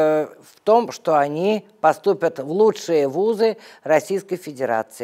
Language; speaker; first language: Russian; native; Russian